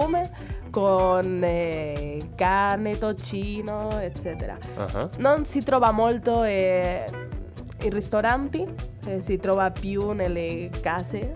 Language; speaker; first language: Italian; non-native, fluent; Spanish